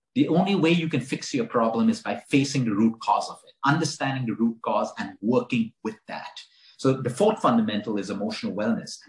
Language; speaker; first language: English; non-native, local second language; Konkani